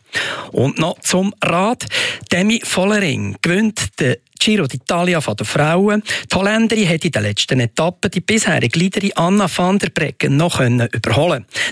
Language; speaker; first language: German; native; German